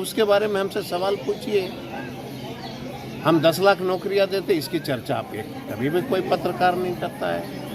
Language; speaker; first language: Hindi; native; Hindi